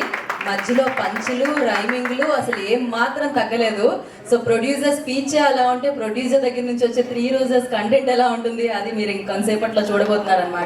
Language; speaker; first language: Telugu; native; Telugu